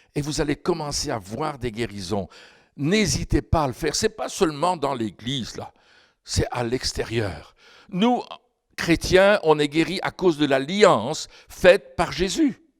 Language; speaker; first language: French; native; French